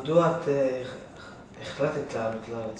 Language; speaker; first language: Hebrew; native; Hebrew